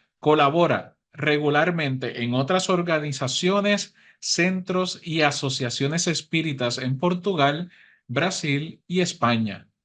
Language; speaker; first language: Spanish; native; Spanish